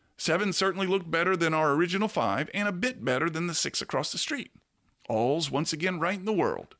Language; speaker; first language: English; native; English